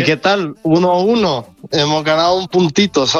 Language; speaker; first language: Spanish; non-native, fluent; Italian